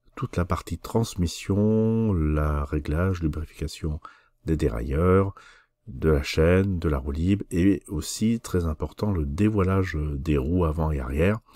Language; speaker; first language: French; native; French